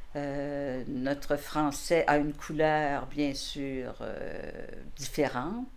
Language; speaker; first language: French; native; French